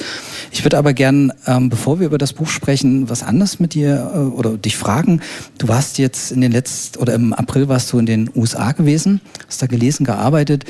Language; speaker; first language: German; native; German